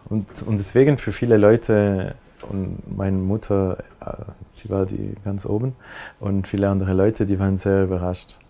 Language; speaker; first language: German; non-native, local second language; French